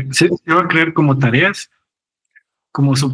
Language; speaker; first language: Spanish; native; Spanish